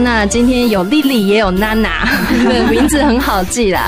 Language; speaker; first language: Chinese; native; Chinese